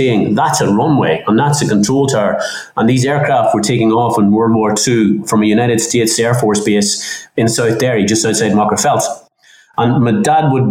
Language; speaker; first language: English; native; English